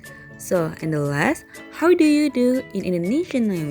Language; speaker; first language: English; non-native, learner; Indonesian